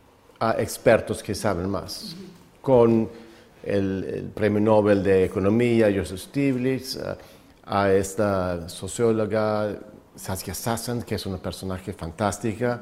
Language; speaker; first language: Spanish; non-native, fluent; Swedish